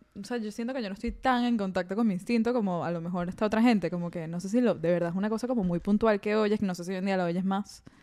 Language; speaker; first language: Spanish; native; Spanish